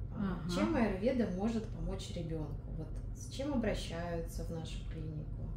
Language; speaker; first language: Russian; native; Russian